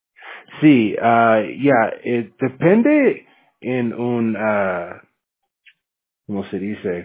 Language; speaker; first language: Spanish; non-native, learner; English